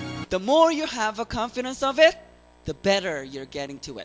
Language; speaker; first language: English; non-native, fluent; Korean